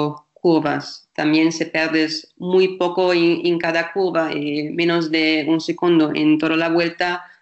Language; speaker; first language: Spanish; non-native, fluent; German